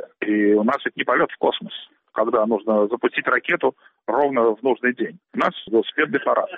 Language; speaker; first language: Russian; native; Russian